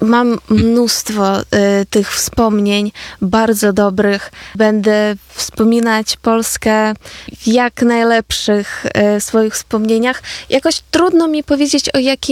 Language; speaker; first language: Polish; non-native, fluent; Ukrainian